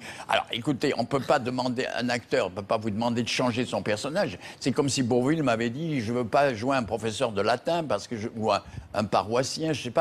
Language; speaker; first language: French; native; French